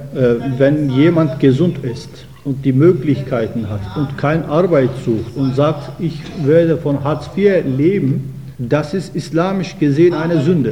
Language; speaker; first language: German; non-native, fluent; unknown